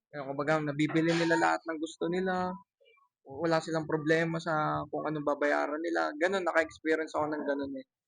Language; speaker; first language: Filipino; native; Filipino